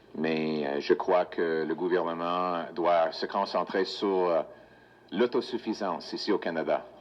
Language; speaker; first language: French; non-native, local second language; English